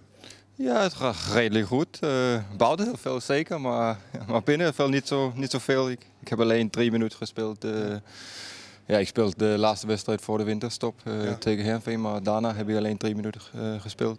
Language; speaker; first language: Dutch; non-native, fluent; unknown